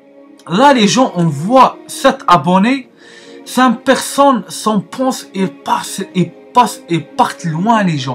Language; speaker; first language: French; non-native, learner; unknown